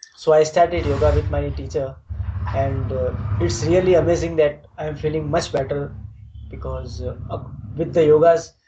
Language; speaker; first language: English; non-native, local second language; Hindi